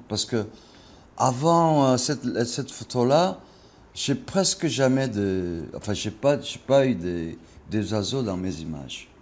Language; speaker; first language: French; non-native, learner; Korean